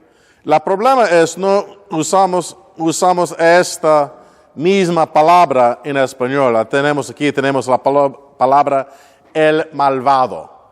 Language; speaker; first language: Spanish; non-native, learner; English